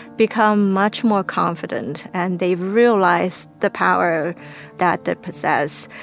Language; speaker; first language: English; non-native, fluent; Chinese